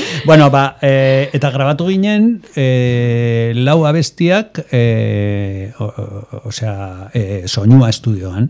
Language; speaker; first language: Basque; non-native, local second language; Spanish